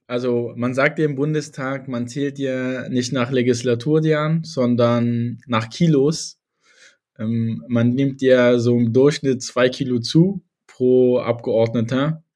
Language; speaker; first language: German; early bilingual, other home language; Kurdish